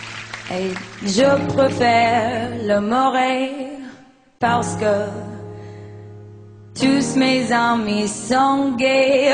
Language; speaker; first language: French; non-native, learner; English